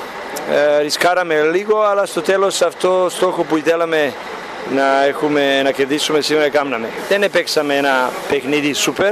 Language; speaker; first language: Greek; non-native, fluent; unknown